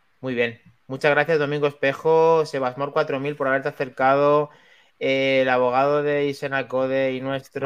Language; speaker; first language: Spanish; native; Spanish